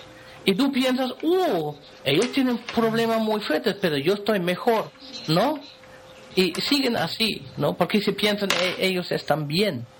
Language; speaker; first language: Spanish; non-native, fluent; German